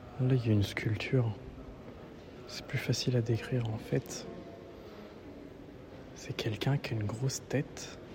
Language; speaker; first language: French; native; French